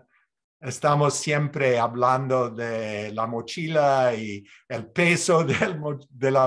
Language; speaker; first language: Spanish; non-native, fluent; English